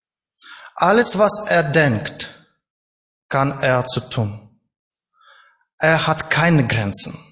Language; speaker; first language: German; non-native, learner; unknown